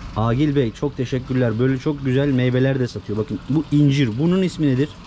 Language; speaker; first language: Turkish; native; Turkish